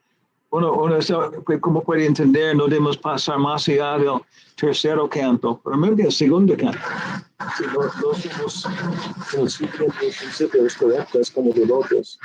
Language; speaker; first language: Spanish; non-native, fluent; English